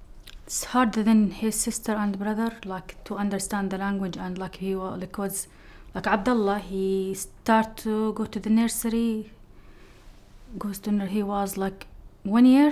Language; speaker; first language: English; non-native, learner; Arabic